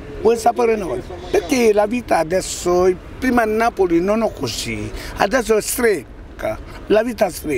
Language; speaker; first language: Italian; non-native, learner; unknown